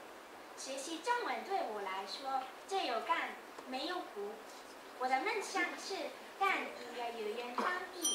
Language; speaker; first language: Chinese; non-native, fluent; Japanese